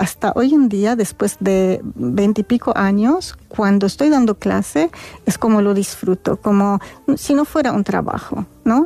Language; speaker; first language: Spanish; non-native, fluent; Arabic